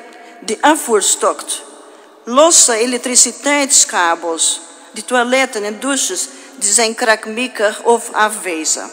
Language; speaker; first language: Dutch; non-native, fluent; Portuguese